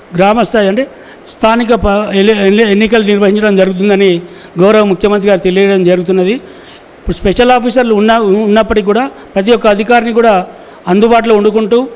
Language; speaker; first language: Telugu; native; Telugu